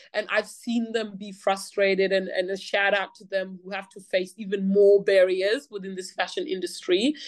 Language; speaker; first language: English; native; English